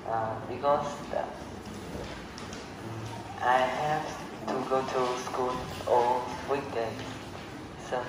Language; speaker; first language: English; non-native, learner; Vietnamese